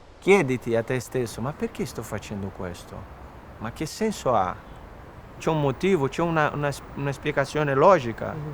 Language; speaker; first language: Italian; non-native, fluent; Portuguese